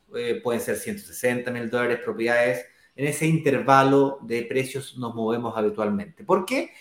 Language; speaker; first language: Spanish; native; Spanish